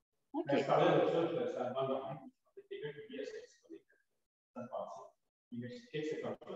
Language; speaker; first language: French; native; French